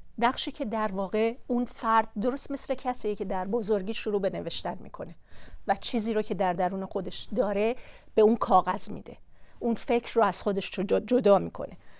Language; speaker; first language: Persian; native; Persian